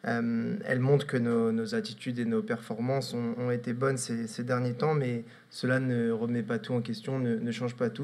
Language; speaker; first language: French; native; French